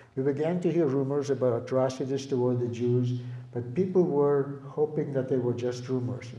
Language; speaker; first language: English; early bilingual, other home language; Lithuanian